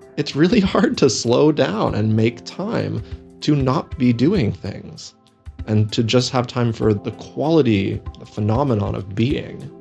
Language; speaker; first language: English; native; English